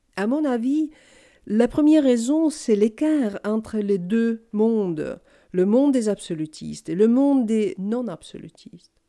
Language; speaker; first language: French; non-native, fluent; Russian